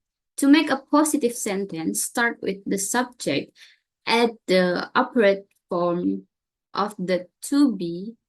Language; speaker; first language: English; non-native, learner; Indonesian